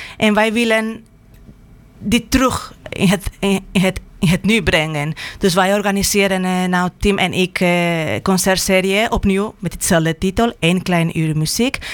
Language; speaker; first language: Dutch; non-native, fluent; Spanish